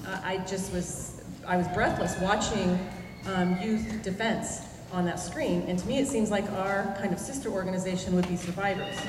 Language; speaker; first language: English; native; English